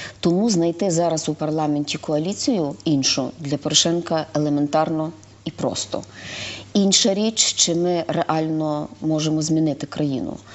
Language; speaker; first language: Ukrainian; native; Ukrainian